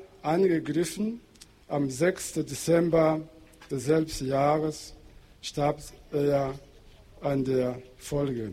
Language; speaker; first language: German; non-native, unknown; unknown